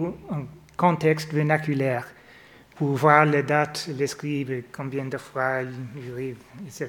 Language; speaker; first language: French; non-native, fluent; English